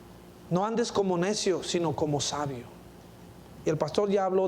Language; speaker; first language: Spanish; native; Spanish